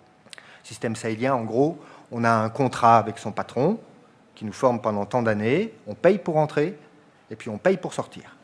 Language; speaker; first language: French; native; French